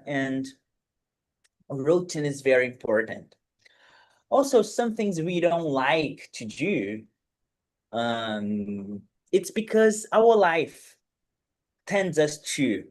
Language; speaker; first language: English; non-native, fluent; Portuguese